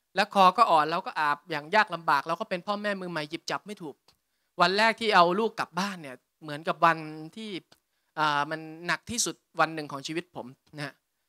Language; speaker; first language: Thai; native; Thai